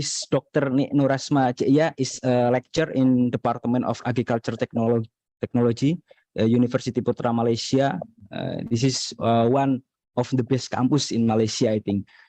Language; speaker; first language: English; non-native, learner; Indonesian